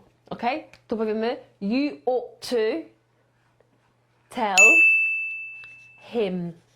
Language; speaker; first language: English; non-native, fluent; Polish